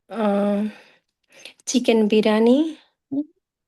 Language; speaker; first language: English; non-native, learner; Bangla